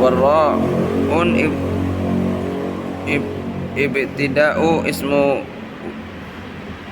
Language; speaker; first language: Arabic; non-native, learner; Indonesian